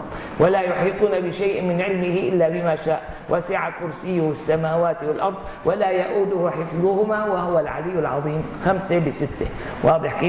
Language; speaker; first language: Arabic; native; Arabic